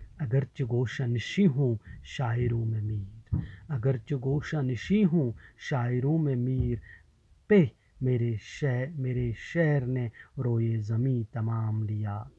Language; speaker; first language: Urdu; non-native, local second language; Kashmiri